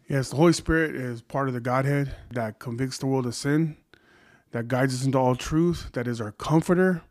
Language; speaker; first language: English; native; English